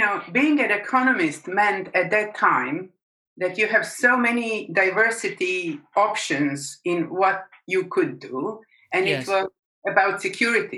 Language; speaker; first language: English; non-native, fluent; Serbian